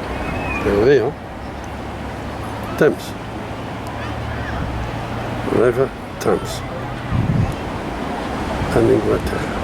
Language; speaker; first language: Spanish; non-native, fluent; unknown